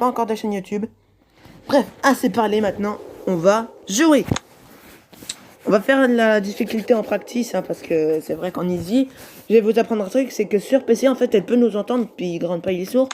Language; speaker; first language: French; native; French